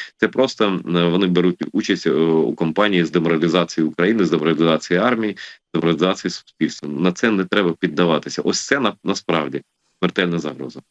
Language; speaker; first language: Ukrainian; non-native, local second language; Russian